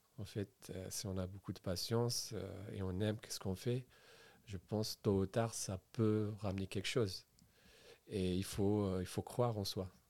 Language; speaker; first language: French; non-native, local second language; Arabic